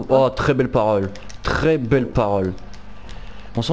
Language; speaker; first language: French; native; French